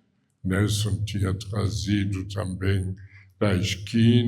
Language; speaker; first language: Portuguese; non-native, fluent; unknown